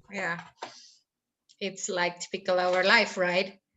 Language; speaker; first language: English; non-native, learner; Indonesian